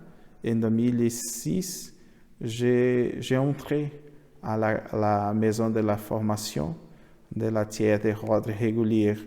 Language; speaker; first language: French; non-native, learner; Portuguese